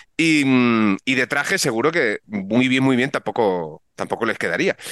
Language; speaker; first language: Spanish; native; Spanish